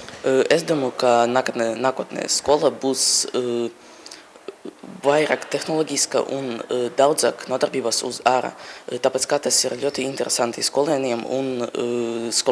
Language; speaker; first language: Latvian; non-native, local second language; Russian